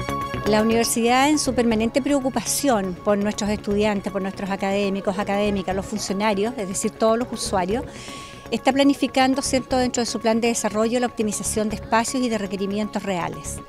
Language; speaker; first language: Spanish; native; Spanish